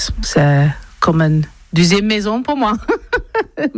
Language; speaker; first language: French; non-native, learner; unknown